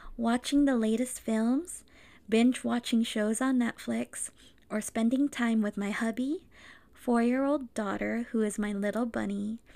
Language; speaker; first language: English; native; English